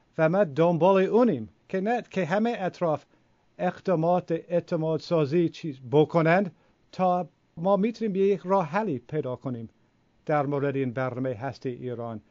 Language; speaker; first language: Persian; non-native, fluent; English